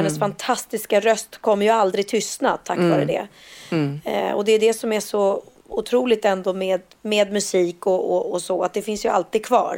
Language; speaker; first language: Swedish; native; Swedish